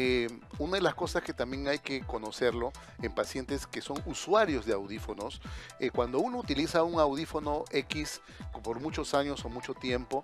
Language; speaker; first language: Spanish; native; Spanish